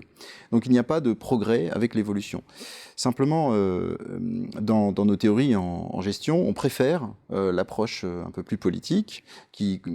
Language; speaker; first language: French; native; French